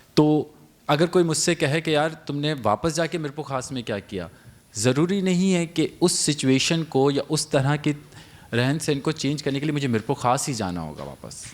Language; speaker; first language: Urdu; native; Urdu